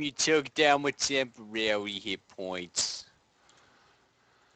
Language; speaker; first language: English; native; English